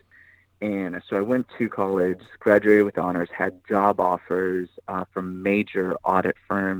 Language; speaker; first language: English; native; English